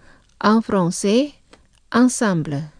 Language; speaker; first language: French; non-native, fluent; Indonesian